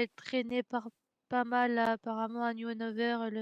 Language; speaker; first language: French; native; French